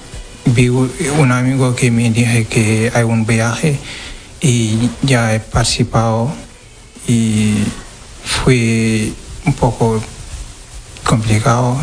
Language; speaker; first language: Spanish; non-native, learner; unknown